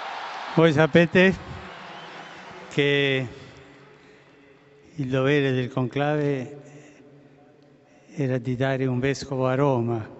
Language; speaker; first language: Italian; non-native, fluent; Spanish